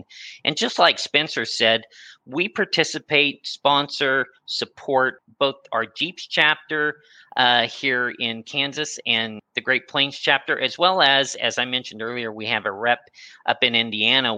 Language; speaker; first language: English; native; English